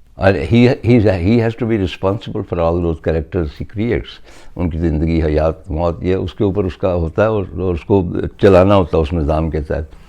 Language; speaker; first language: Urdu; non-native, local second language; Punjabi